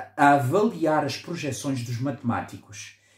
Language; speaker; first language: Portuguese; native; Portuguese